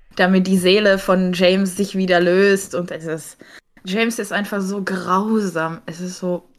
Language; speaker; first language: German; non-native, fluent; Czech